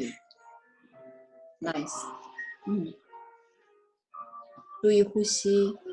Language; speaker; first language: Chinese; native; Chinese